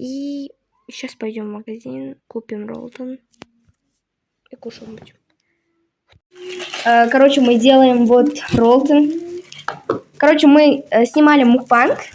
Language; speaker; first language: Russian; non-native, local second language; Kazakh